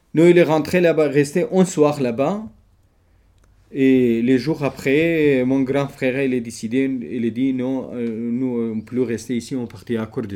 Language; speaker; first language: French; non-native, learner; Kurdish